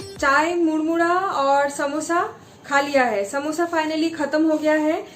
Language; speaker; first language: Hindi; native; Hindi